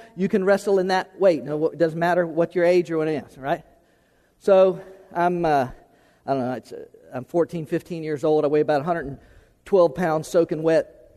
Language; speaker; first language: English; native; English